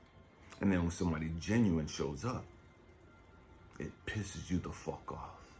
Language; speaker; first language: English; native; English